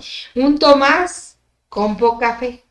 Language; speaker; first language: Spanish; native; Spanish